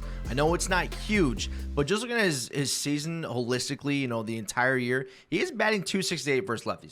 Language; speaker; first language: English; native; English